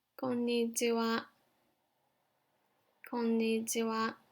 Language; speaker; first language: Japanese; non-native, fluent; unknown